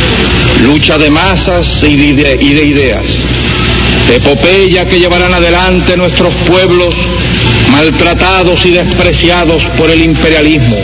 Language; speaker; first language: Spanish; native; Spanish